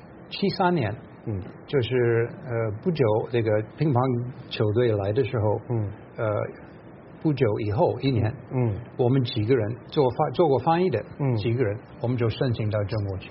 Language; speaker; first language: Chinese; non-native, fluent; English